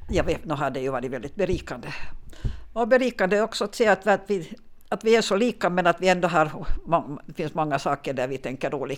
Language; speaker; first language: Swedish; native; Swedish